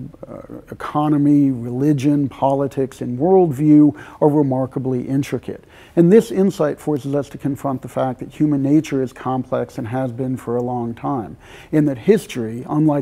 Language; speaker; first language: English; native; English